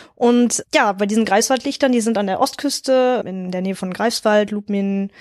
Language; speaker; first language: German; native; German